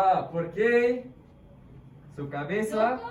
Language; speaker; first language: Spanish; non-native, fluent; English